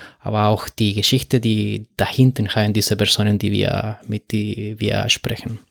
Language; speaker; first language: German; non-native, fluent; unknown